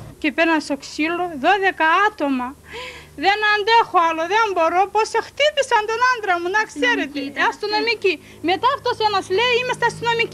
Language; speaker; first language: Greek; non-native, learner; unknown